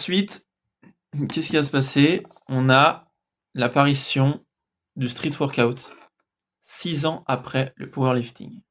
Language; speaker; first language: French; native; French